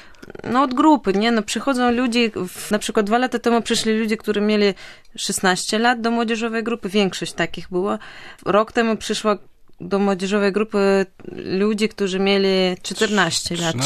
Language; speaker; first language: Polish; non-native, fluent; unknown